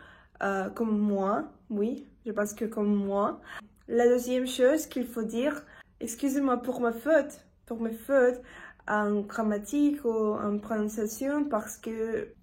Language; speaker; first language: French; non-native, learner; Russian